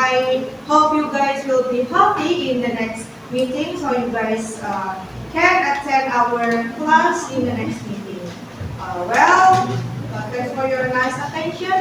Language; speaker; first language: English; non-native, fluent; Indonesian